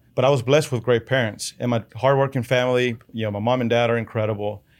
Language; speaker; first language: English; early bilingual, other home language; Spanish